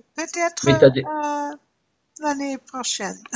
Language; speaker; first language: French; non-native, learner; English